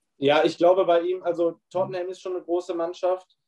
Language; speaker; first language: German; native; German